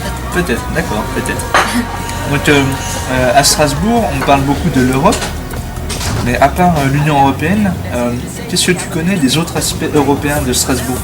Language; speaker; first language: French; native; French